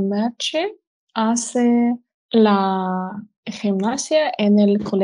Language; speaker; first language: Spanish; non-native, learner; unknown